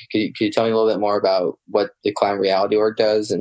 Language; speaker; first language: English; native; English